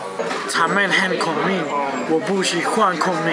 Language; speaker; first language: Chinese; non-native, learner; English